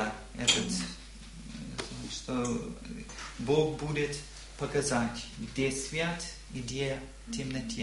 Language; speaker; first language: Russian; non-native, learner; English